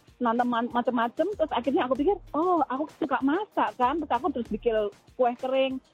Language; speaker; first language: Indonesian; native; Indonesian